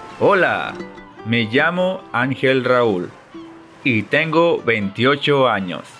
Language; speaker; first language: Spanish; early bilingual, heritage; Spanish